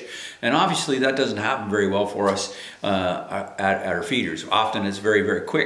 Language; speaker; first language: English; native; English